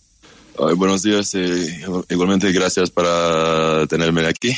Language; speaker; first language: Spanish; non-native, learner; English